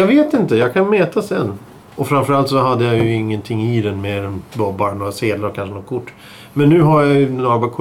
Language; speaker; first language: Swedish; native; Swedish